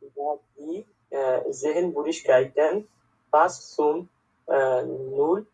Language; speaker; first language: German; non-native, learner; Bangla